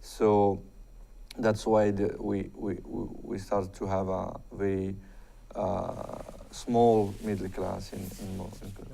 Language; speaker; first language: English; non-native, fluent; Arabic